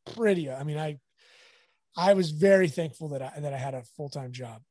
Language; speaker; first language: English; native; English